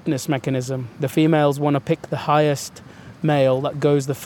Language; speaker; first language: English; early bilingual, other home language; Arabic